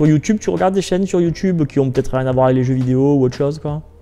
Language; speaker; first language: French; native; French